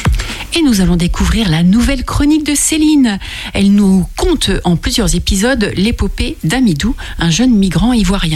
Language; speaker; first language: French; native; French